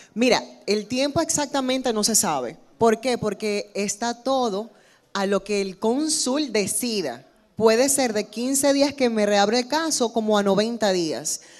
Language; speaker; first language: Spanish; native; Spanish